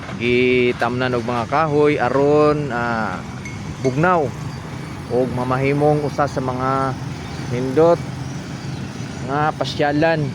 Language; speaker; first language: Cebuano; native; Cebuano